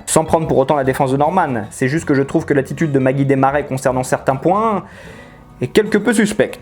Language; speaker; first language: French; native; French